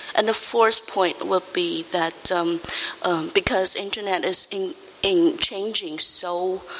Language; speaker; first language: English; non-native, fluent; Chinese